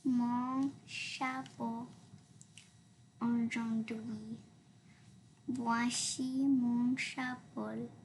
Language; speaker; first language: French; non-native, learner; English